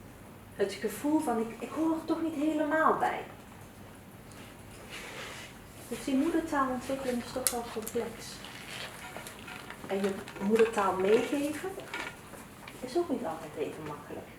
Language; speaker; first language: Dutch; early bilingual, other home language; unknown